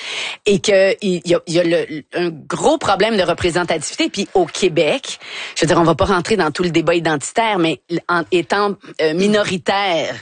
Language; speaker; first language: French; native; French